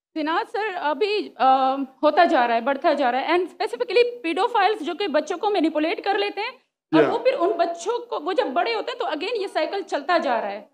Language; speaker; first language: Urdu; non-native, local second language; Pashto